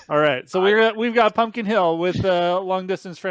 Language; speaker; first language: English; native; English